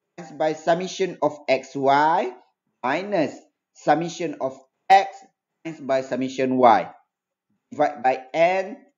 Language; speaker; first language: English; non-native, local second language; Malay